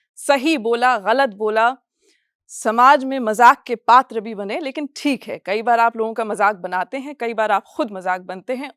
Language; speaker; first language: Hindi; non-native, fluent; English